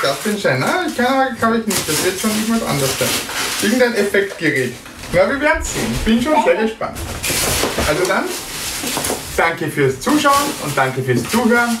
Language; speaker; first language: German; native; German